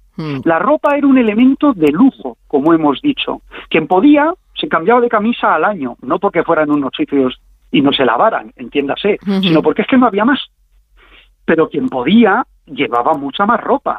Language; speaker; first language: Spanish; native; Spanish